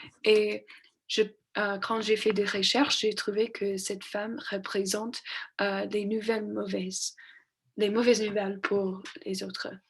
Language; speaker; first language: French; non-native, learner; English